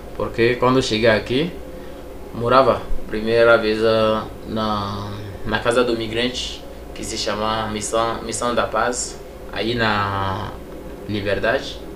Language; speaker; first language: Portuguese; non-native, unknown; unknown